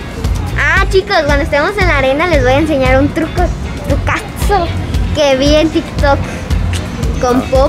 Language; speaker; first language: Spanish; native; Spanish